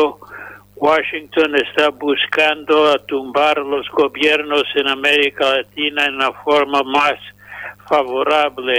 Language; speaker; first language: Spanish; non-native, fluent; English